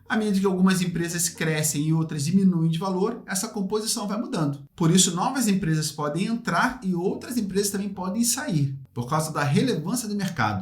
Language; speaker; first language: Portuguese; native; Portuguese